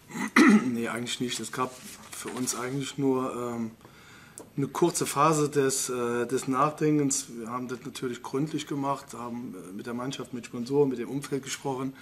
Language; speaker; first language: German; native; German